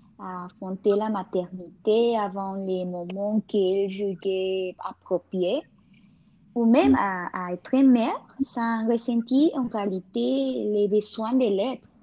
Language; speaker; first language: French; non-native, learner; Spanish